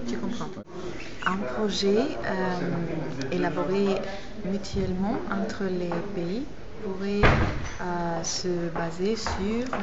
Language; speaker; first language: French; non-native, fluent; Greek